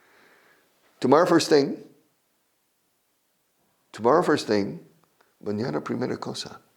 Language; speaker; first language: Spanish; non-native, fluent; English